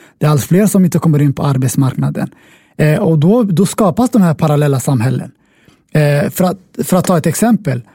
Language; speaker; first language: Swedish; early bilingual, other home language; Somali